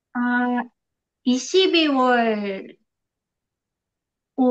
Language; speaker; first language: Korean; non-native, learner; Indonesian